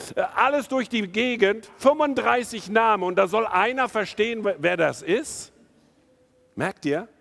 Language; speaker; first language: German; non-native, fluent; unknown